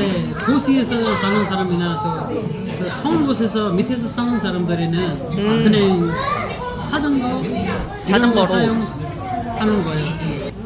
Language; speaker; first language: Korean; non-native, learner; Nepali